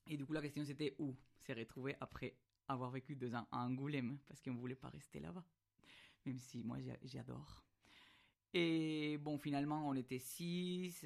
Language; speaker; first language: French; non-native, fluent; Spanish